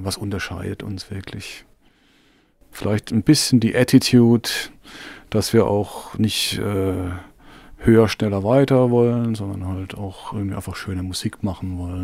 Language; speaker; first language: German; native; German